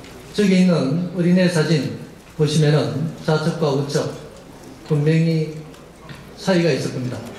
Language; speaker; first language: Korean; native; Korean